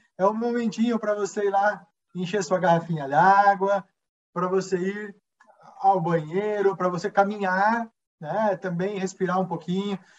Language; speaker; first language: Portuguese; native; Portuguese